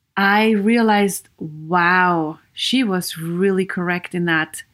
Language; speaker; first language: English; non-native, fluent; German